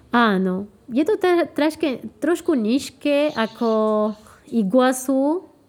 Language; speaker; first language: Slovak; non-native, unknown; Spanish